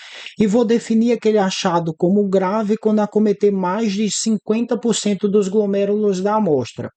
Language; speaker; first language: Portuguese; native; Portuguese